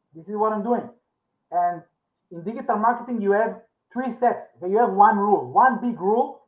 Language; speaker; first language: English; non-native, learner; Hebrew